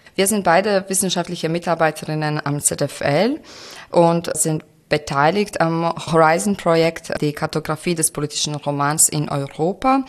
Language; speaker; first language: German; non-native, fluent; Croatian